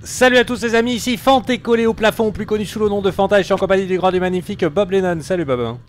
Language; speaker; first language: French; native; French